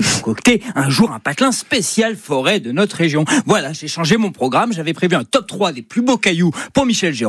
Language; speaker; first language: French; native; French